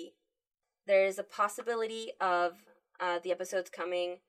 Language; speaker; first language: English; early bilingual, other home language; Spanish